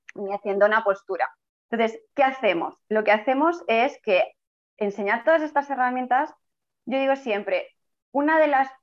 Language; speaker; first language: Spanish; native; Spanish